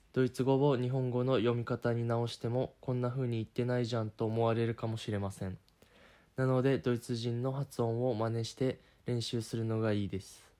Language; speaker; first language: Japanese; native; Japanese